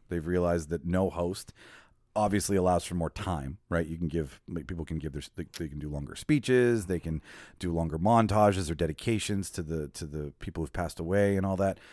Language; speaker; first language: English; native; English